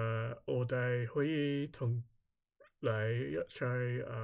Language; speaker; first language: Cantonese; early bilingual, heritage; Cantonese